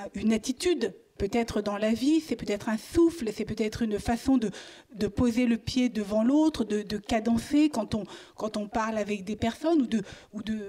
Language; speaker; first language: French; native; French